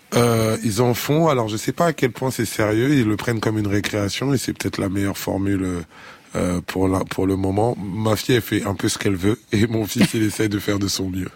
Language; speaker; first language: French; early bilingual, other home language; Lingala